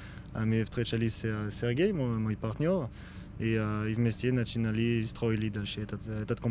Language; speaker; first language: Russian; non-native, learner; French